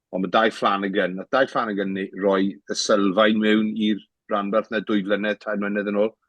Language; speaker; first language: Welsh; native; Welsh